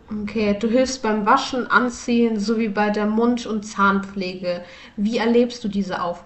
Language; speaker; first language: German; native; German